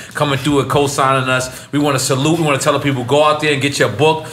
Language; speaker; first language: English; native; English